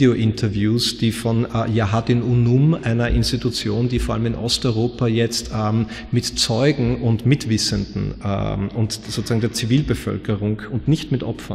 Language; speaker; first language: German; native; German